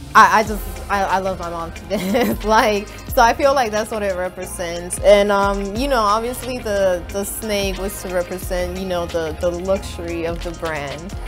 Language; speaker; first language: English; native; English